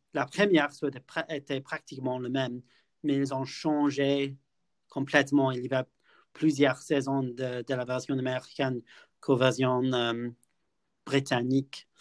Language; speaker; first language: French; non-native, fluent; English